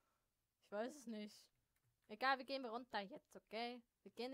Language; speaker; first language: German; native; German